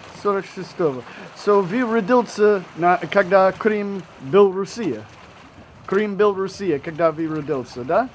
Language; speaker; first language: Russian; non-native, learner; English